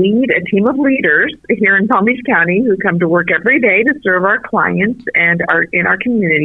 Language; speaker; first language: English; early bilingual, other home language; Arabic